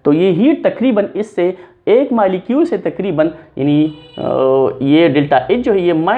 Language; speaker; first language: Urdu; non-native, local second language; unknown